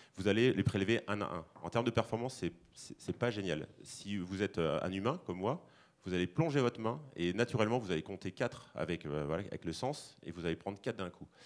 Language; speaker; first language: French; native; French